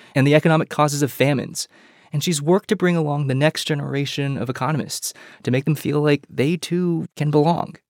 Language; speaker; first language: English; early bilingual, other home language; Chinese